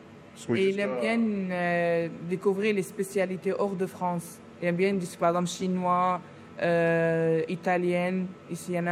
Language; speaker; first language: French; non-native, fluent; Arabic